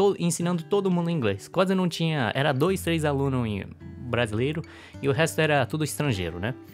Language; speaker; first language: Portuguese; early bilingual, other home language; Japanese